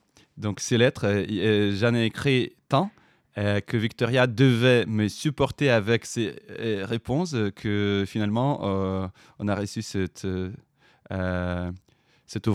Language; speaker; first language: French; non-native, fluent; Ukrainian